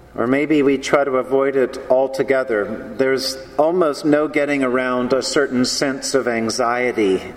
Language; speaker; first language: English; native; English